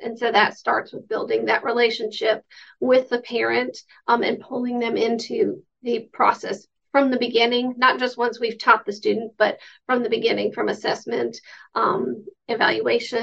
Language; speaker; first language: English; native; English